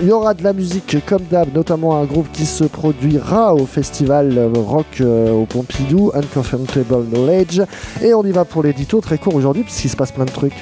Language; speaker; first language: French; native; French